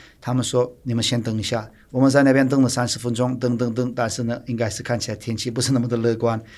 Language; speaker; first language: Chinese; non-native, fluent; Turkish